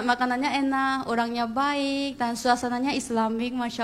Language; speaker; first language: Indonesian; non-native, fluent; Korean